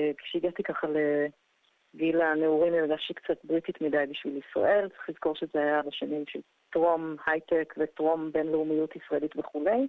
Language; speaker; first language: Hebrew; early bilingual, other home language; English